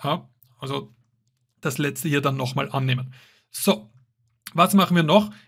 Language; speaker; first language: German; native; German